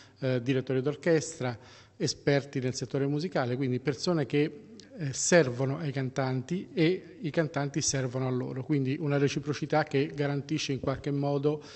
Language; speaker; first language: Italian; native; Italian